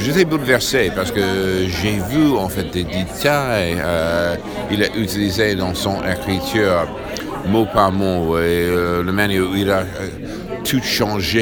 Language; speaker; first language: French; non-native, fluent; English